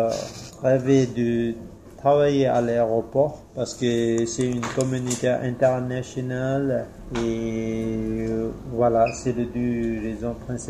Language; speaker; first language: French; non-native, fluent; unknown